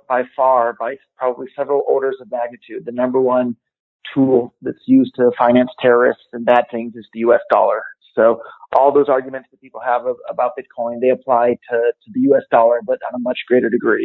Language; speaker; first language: English; native; English